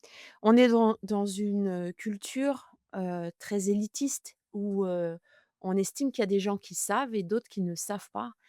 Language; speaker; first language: French; native; French